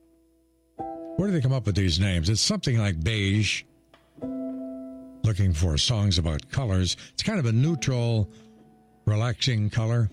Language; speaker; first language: English; native; English